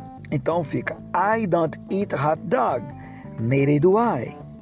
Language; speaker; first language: English; non-native, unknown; Portuguese